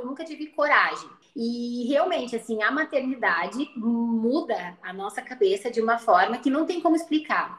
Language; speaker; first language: Portuguese; native; Portuguese